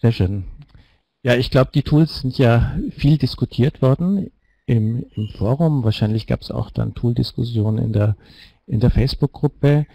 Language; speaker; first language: German; native; German